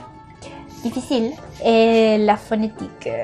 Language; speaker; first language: French; non-native, learner; Spanish